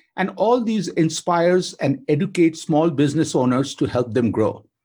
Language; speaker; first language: English; non-native, local second language; Bangla